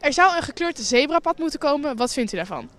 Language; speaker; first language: Dutch; native; Dutch